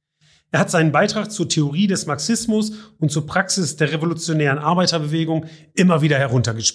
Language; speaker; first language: German; native; German